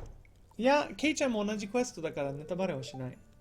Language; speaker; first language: Japanese; non-native, fluent; English